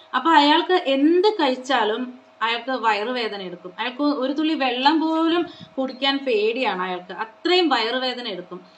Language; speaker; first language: Malayalam; non-native, local second language; Konkani